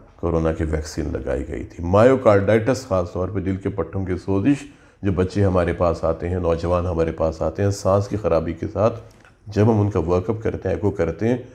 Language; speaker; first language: Urdu; native; Urdu